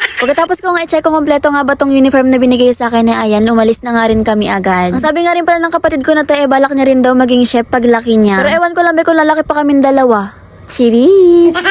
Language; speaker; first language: Filipino; non-native, local second language; Cebuano